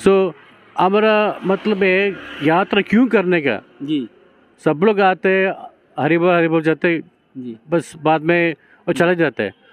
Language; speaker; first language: Hindi; non-native, local second language; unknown